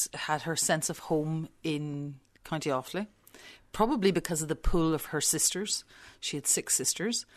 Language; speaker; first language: English; native; English